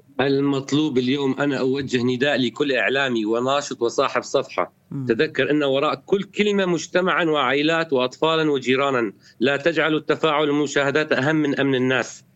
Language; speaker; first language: Arabic; non-native, local second language; Kurdish